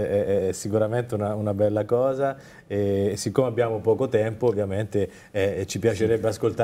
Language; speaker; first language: Italian; native; Italian